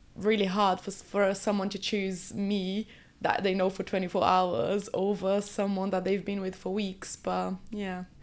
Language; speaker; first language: English; early bilingual, other home language; Portuguese